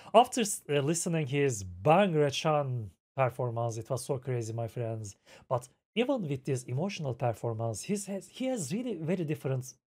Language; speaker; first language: English; non-native, fluent; Turkish